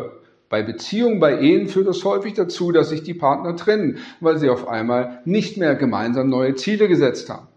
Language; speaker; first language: German; native; German